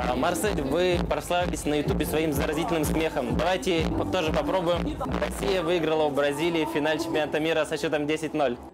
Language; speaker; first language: Russian; native; Russian